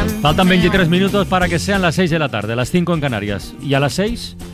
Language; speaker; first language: Spanish; native; Spanish